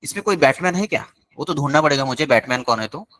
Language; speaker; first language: Hindi; non-native, local second language; Marathi